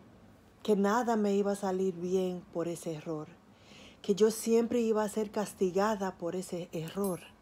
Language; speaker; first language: Spanish; early bilingual, heritage; Spanish